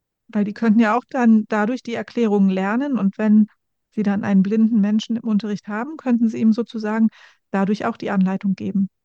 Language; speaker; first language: German; native; German